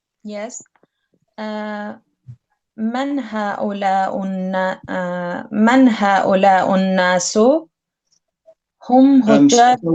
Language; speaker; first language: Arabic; non-native, learner; English